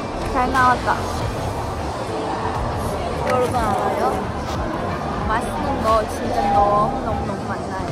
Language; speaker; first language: Korean; non-native, learner; Chinese